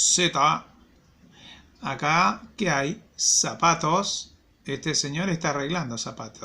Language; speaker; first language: Spanish; native; Spanish